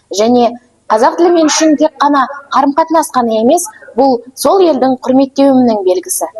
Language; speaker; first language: Kazakh; non-native, local second language; Uzbek